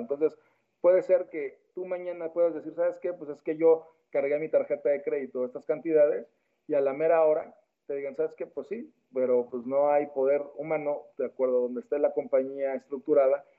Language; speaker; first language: Spanish; native; Spanish